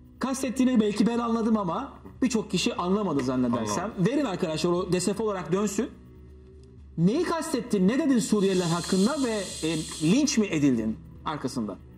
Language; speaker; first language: Turkish; native; Turkish